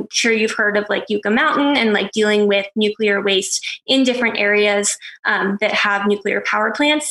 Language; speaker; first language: English; native; English